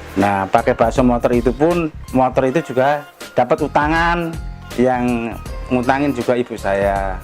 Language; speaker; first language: Indonesian; non-native, local second language; Javanese